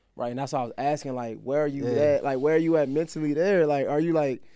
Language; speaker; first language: English; native; English